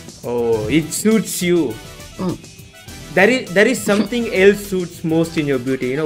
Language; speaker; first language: English; non-native, learner; Tamil